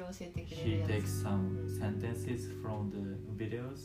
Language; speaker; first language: English; non-native, learner; Japanese